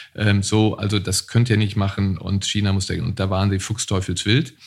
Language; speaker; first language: German; native; German